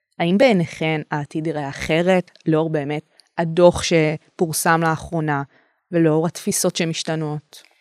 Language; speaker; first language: Hebrew; native; Hebrew